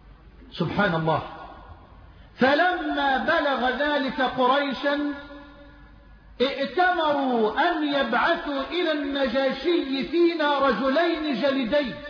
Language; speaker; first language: Arabic; native; Arabic